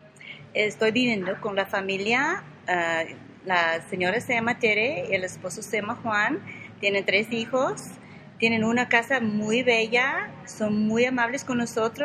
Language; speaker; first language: Spanish; non-native, fluent; English